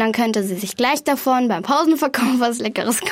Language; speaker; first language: German; native; German